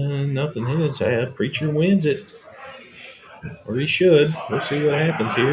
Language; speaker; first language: English; native; English